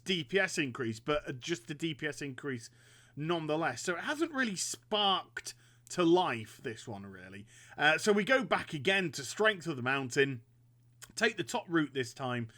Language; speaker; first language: English; native; English